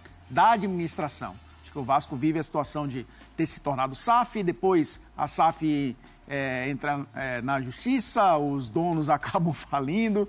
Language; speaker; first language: Portuguese; native; Portuguese